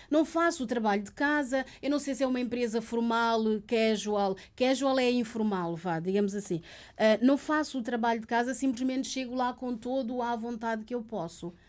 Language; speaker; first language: Portuguese; early bilingual, other home language; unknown